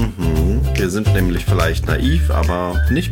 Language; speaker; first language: German; native; German